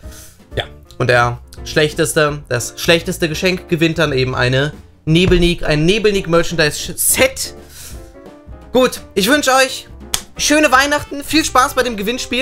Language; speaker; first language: German; native; German